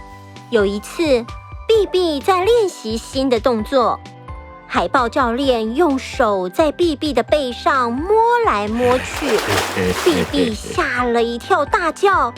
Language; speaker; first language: Chinese; native; Chinese